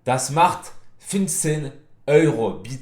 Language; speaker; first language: German; non-native, fluent; French